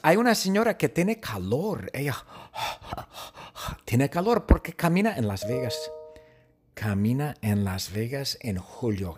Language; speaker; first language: Spanish; non-native, fluent; English